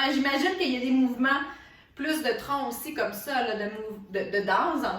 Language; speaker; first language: French; native; French